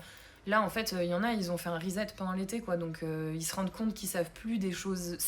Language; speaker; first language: French; native; French